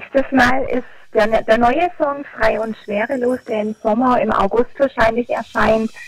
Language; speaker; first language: German; native; German